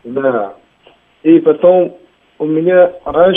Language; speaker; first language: Russian; non-native, learner; Tajik